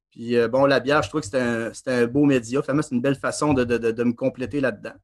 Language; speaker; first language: French; native; French